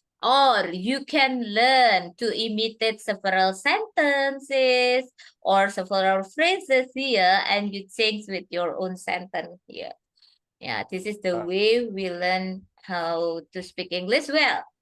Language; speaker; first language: English; non-native, fluent; Indonesian